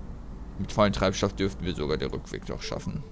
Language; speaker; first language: German; native; German